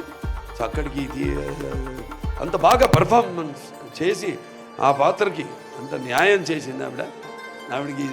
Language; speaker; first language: Telugu; native; Telugu